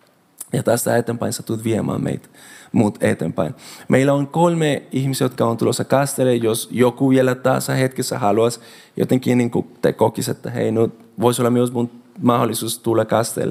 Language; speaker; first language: Finnish; non-native, fluent; Spanish